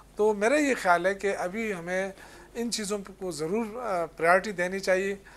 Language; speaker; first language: Urdu; non-native, local second language; Pashto